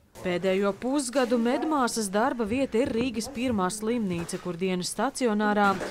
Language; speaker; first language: Latvian; native; Latvian